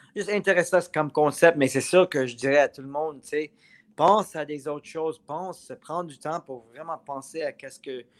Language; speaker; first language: French; native; French